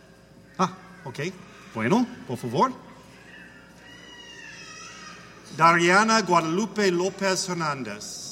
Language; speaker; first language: Spanish; non-native, learner; English